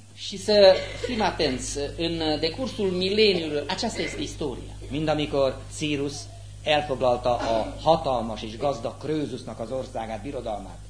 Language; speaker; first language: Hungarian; native; Hungarian